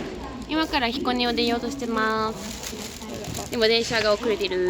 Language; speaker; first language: Japanese; non-native, fluent; French